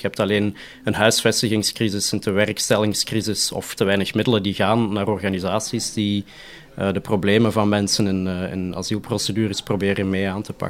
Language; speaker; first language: Dutch; native; Dutch